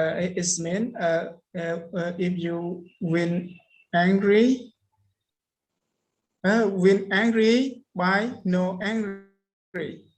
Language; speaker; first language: English; non-native, learner; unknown